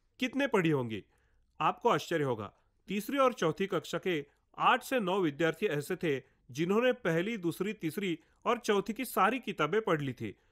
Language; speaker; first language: Hindi; non-native, local second language; Marathi